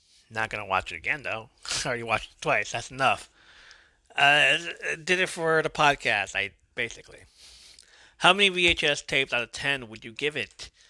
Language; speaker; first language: English; early bilingual, other home language; Spanish